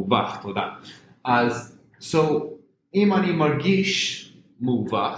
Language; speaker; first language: Hebrew; non-native, fluent; English